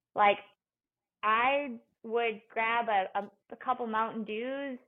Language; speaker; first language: English; native; English